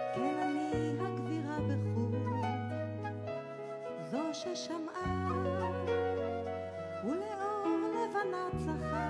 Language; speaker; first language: Hebrew; non-native, learner; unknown